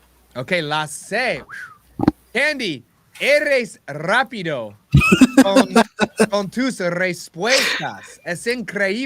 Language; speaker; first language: Spanish; non-native, learner; English